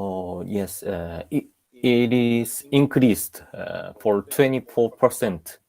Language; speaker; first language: English; non-native, learner; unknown